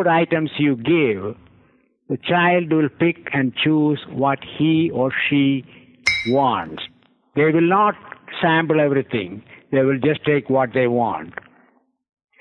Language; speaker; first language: English; non-native, local second language; Malayalam